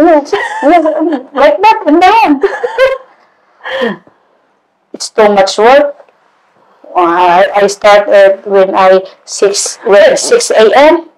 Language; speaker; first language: English; non-native, learner; Indonesian